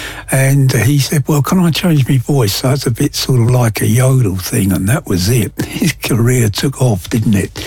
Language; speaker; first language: English; native; English